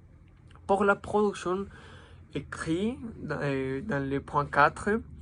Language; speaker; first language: French; non-native, learner; Spanish